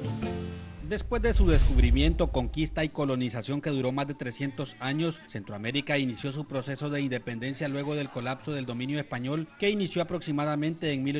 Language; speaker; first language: Spanish; native; Spanish